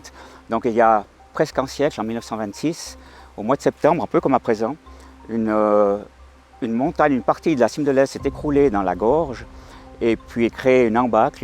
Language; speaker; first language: French; native; French